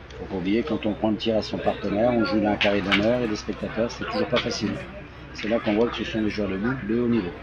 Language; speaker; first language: French; native; French